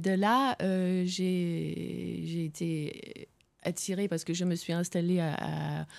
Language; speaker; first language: French; non-native, fluent; Danish